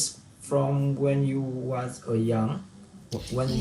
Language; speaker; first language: English; non-native, learner; Vietnamese